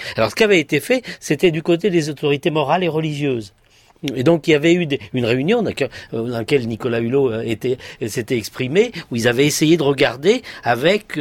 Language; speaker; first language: French; native; French